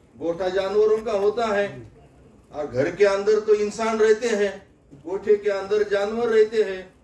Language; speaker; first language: Hindi; non-native, local second language; Marathi